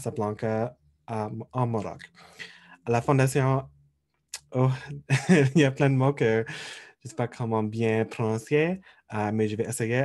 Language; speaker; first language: French; non-native, local second language; English